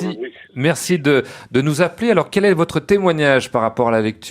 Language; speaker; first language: French; native; French